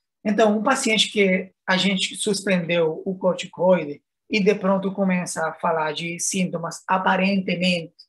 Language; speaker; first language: Portuguese; non-native, fluent; Spanish